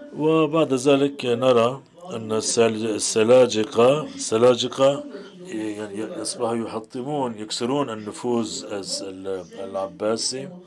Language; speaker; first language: Arabic; non-native, fluent; Turkish